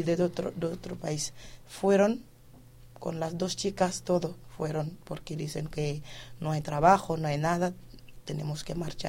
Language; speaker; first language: Spanish; non-native, fluent; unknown